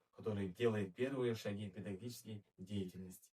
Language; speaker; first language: Russian; non-native, local second language; Kazakh